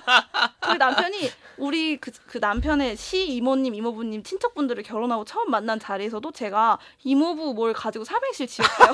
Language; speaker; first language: Korean; native; Korean